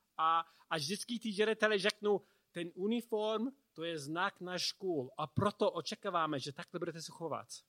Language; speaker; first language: Czech; non-native, learner; English